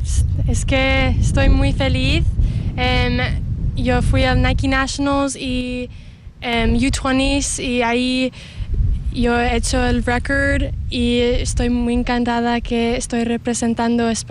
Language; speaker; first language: Spanish; early bilingual, heritage; Spanish